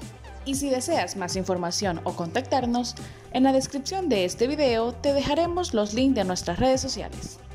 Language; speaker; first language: Spanish; native; Spanish